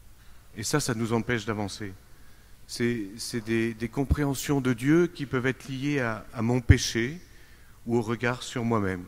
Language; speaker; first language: French; native; French